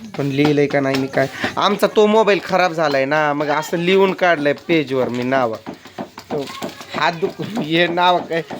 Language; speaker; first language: Marathi; native; Marathi